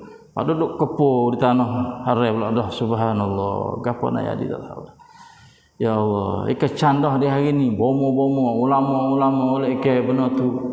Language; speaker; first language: Malay; native; Malay